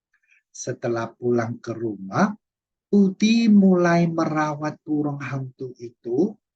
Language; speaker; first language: Indonesian; non-native, fluent; Chinese